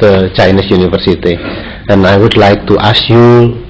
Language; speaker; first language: English; non-native, fluent; Indonesian